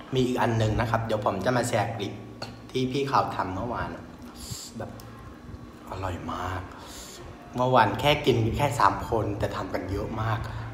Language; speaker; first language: Thai; non-native, fluent; Vietnamese